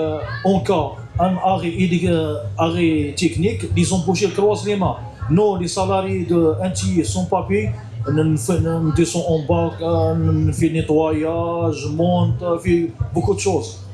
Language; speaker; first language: French; non-native, learner; Arabic